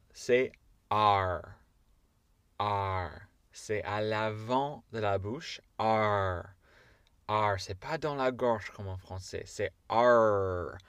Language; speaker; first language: French; non-native, fluent; English